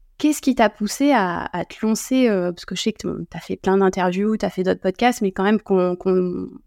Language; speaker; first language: French; native; French